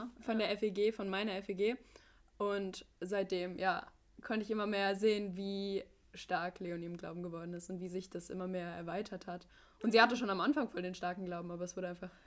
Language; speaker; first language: German; early bilingual, other home language; English